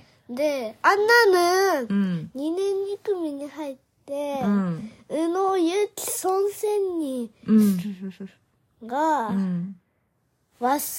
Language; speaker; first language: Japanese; early bilingual, other home language; Korean